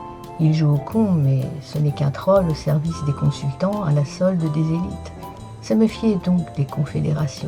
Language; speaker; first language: French; native; French